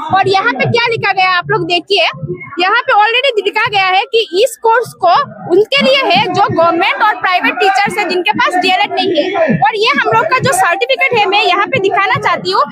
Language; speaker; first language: Hindi; non-native, local second language; Assamese